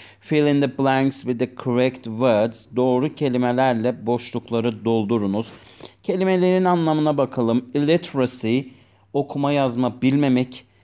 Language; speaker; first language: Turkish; non-native, fluent; Azerbaijani